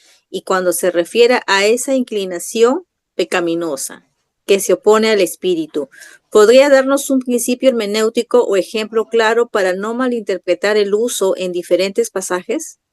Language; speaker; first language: Spanish; native; Spanish